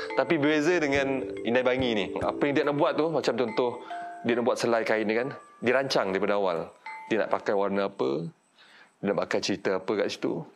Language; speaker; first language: Malay; non-native, local second language; Iban